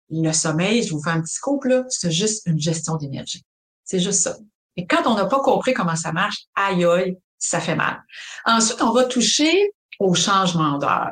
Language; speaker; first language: French; native; French